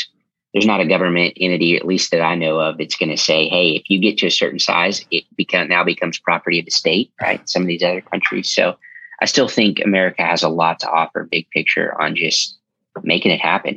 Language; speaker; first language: English; native; English